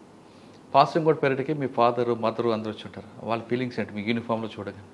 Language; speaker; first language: Telugu; native; Telugu